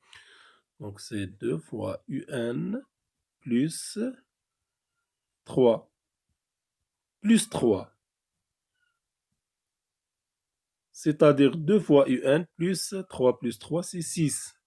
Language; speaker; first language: French; non-native, local second language; Arabic